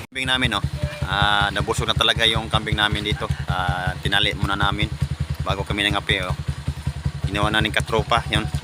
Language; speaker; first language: Filipino; non-native, local second language; Cebuano